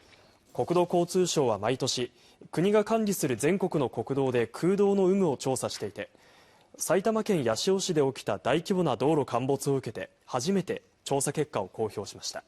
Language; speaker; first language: Japanese; native; Japanese